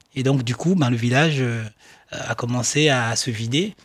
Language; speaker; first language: French; non-native, local second language; Baoulé